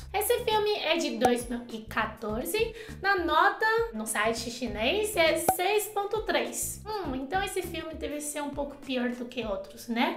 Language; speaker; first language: Portuguese; non-native, fluent; Chinese